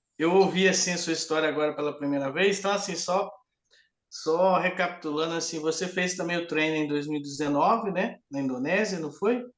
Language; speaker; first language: Portuguese; native; Portuguese